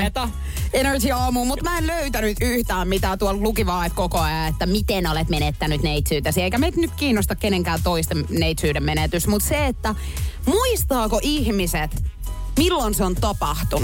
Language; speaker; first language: Finnish; native; Finnish